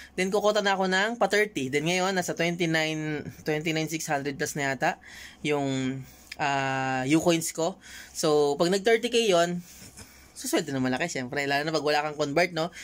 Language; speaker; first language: Filipino; native; Filipino